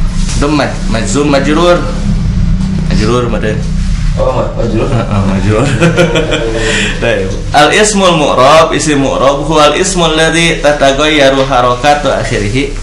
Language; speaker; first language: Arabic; non-native, fluent; Indonesian